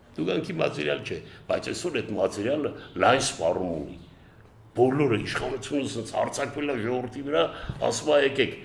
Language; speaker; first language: Armenian; native; Armenian